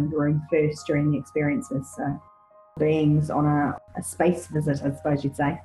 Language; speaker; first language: English; native; English